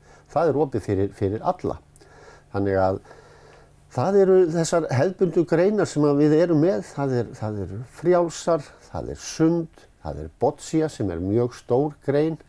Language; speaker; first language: Icelandic; native; Icelandic